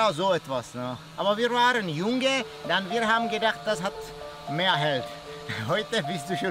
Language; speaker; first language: German; non-native, learner; Czech